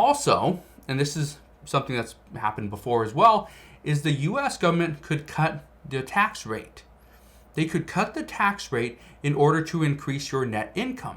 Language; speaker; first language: English; native; English